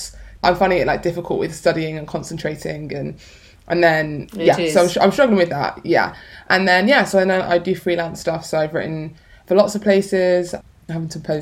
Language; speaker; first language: English; native; English